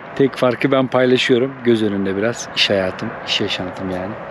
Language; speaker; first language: Turkish; native; Turkish